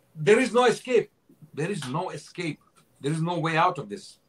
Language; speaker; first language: English; native; English